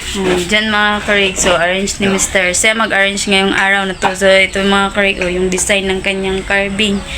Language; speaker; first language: Filipino; non-native, local second language; Cebuano